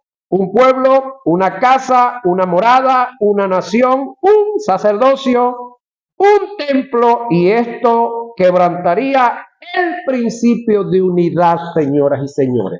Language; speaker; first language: Spanish; native; Spanish